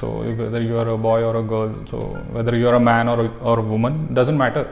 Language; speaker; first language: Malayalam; early bilingual, heritage; Malayalam